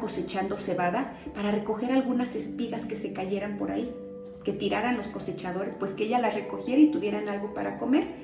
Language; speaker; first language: Spanish; native; Spanish